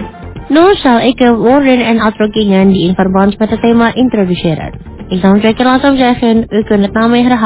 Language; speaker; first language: Dutch; non-native, learner; Indonesian